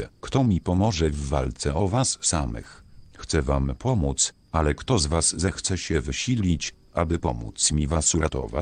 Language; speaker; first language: Polish; native; Polish